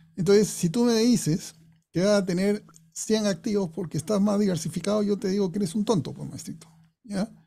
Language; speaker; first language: Spanish; non-native, fluent; English